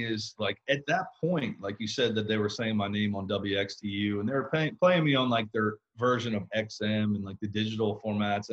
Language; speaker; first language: English; native; English